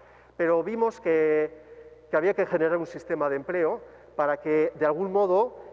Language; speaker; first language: Spanish; native; Spanish